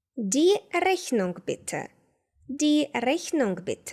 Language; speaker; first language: German; non-native, fluent; Ukrainian